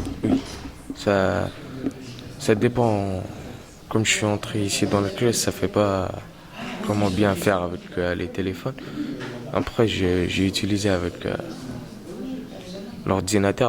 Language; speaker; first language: French; non-native, learner; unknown